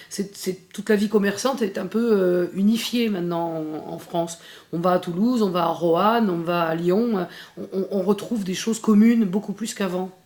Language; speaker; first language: French; native; French